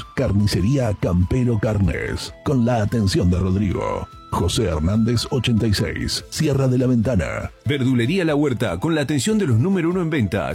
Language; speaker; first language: Spanish; native; Spanish